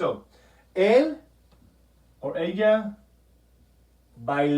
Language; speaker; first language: Spanish; non-native, fluent; English